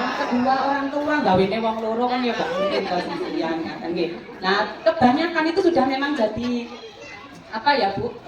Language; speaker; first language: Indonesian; non-native, local second language; Madurese